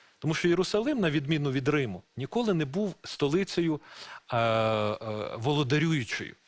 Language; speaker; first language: Ukrainian; non-native, local second language; Russian